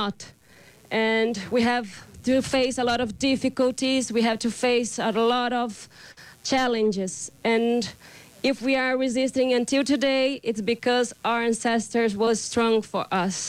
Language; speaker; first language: English; non-native, fluent; Portuguese